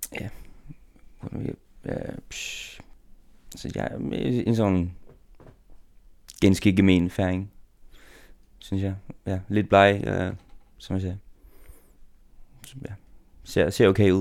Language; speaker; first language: Danish; non-native, local second language; Faroese